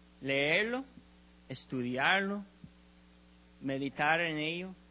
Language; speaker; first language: Spanish; non-native, learner; English